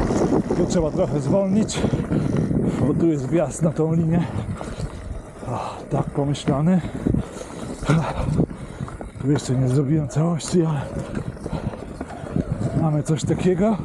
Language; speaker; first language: Polish; native; Polish